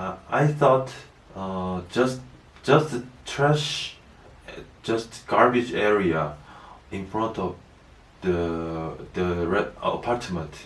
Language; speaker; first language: English; non-native, learner; Korean